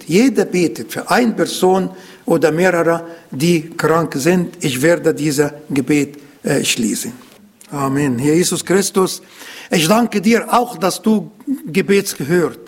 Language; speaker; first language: German; non-native, learner; Arabic